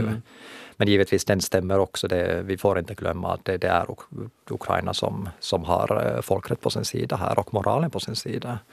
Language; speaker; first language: Swedish; non-native, local second language; Finnish